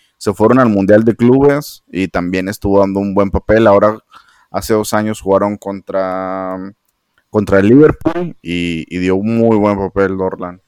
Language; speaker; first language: Spanish; native; Spanish